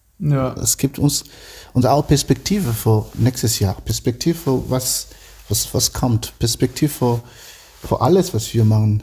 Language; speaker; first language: German; non-native, learner; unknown